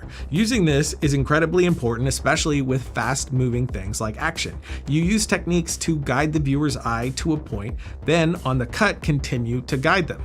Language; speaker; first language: English; native; English